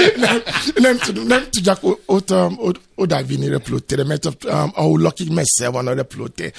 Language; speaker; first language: Hungarian; non-native, fluent; Yoruba